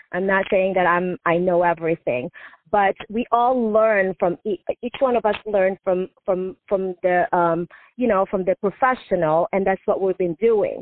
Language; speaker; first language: English; non-native, local second language; Filipino